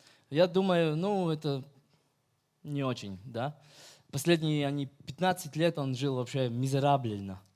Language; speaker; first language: Russian; non-native, fluent; Latvian